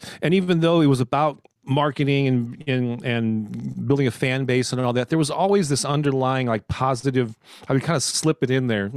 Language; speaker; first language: English; native; English